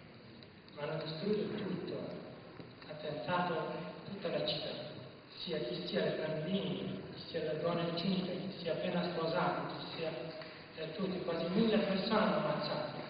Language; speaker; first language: Italian; non-native, learner; Kurdish